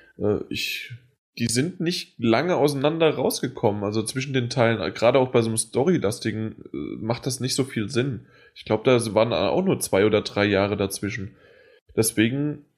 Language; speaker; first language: German; native; German